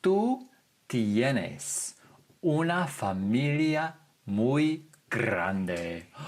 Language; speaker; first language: Spanish; non-native, fluent; English